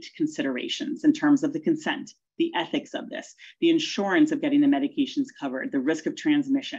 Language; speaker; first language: English; native; English